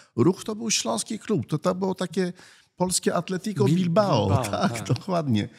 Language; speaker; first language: Polish; native; Polish